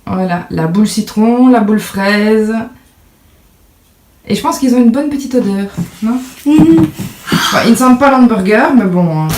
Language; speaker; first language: French; native; French